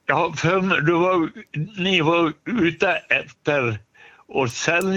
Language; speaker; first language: Swedish; native; Swedish